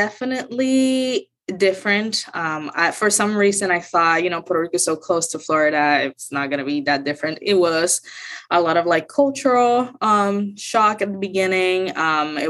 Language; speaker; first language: English; non-native, fluent; Spanish